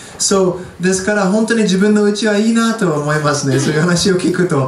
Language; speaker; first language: Japanese; non-native, fluent; English